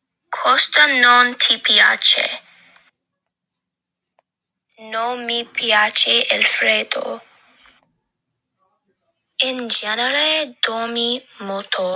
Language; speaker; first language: Italian; non-native, learner; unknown